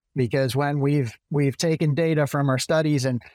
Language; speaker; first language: English; native; English